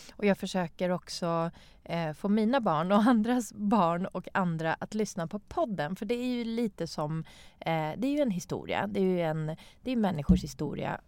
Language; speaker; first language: Swedish; non-native, fluent; Persian